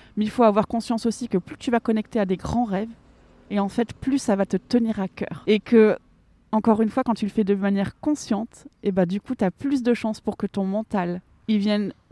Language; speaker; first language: French; native; French